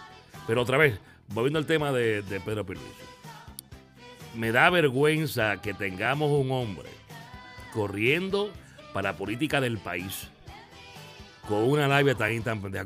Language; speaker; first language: Spanish; native; Spanish